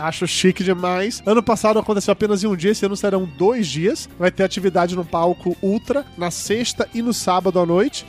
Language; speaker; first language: Portuguese; native; Portuguese